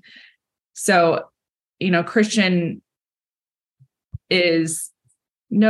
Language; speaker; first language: English; native; English